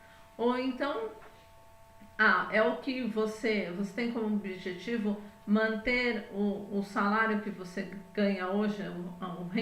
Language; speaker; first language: Portuguese; native; Portuguese